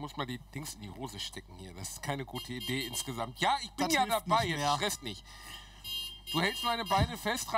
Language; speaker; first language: German; native; German